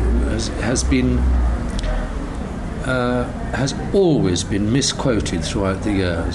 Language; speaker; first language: English; native; English